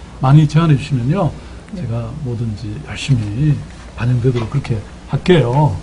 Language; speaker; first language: Korean; native; Korean